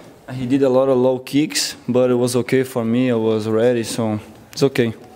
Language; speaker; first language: English; non-native, learner; Portuguese